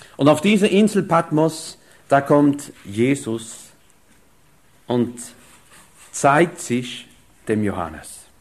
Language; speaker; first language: German; non-native, fluent; French